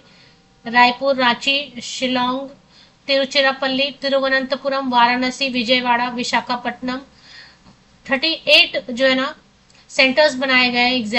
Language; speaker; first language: Hindi; native; Hindi